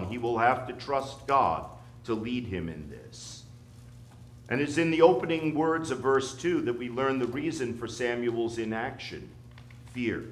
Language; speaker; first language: English; native; English